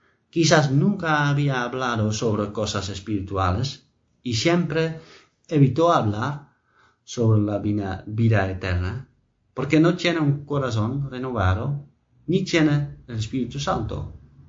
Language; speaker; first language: Spanish; non-native, learner; Dutch